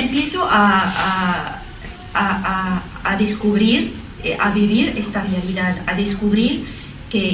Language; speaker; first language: Spanish; non-native, learner; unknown